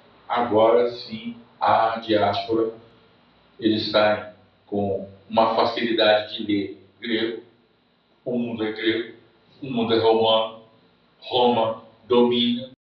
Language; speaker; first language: Portuguese; native; Portuguese